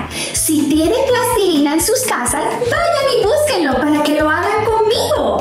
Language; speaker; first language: Spanish; non-native, fluent; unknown